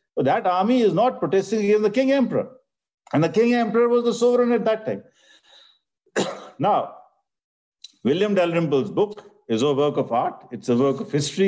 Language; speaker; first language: English; non-native, local second language; Punjabi